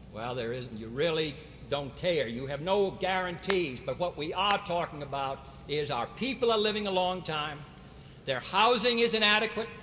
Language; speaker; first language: English; native; English